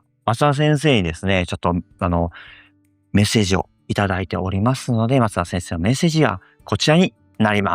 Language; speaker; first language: Japanese; native; Japanese